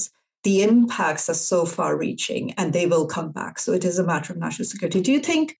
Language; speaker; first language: English; non-native, local second language; Urdu